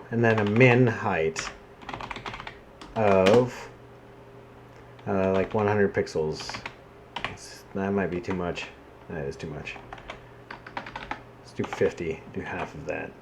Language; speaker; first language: English; native; English